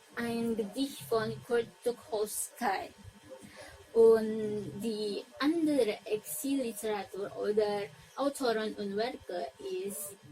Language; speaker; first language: German; non-native, learner; Indonesian